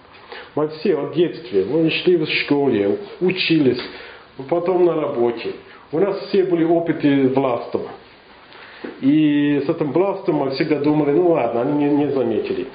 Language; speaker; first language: Russian; non-native, learner; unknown